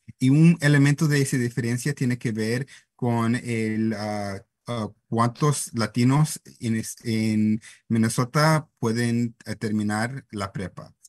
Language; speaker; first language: Spanish; non-native, fluent; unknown